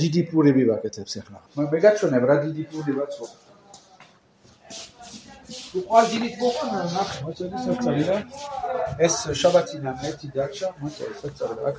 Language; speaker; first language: Georgian; non-native, learner; French